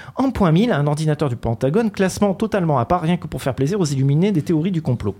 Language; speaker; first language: French; native; French